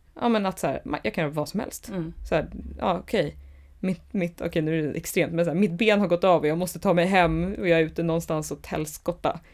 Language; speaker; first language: Swedish; native; Swedish